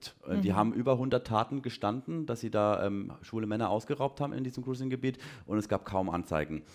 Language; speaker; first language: German; native; German